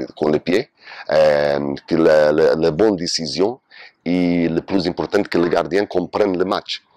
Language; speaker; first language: French; non-native, learner; Portuguese